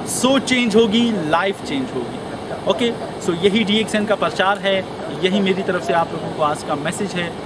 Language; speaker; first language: Urdu; non-native, local second language; Pashto